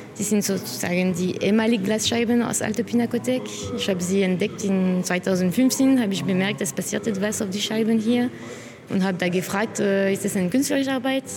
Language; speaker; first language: German; non-native, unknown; French